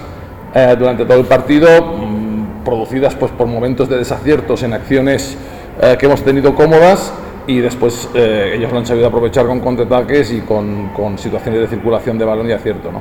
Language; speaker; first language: Spanish; native; Spanish